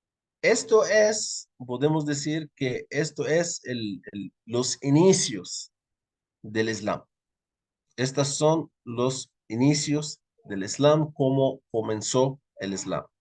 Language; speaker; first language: Spanish; non-native, fluent; Arabic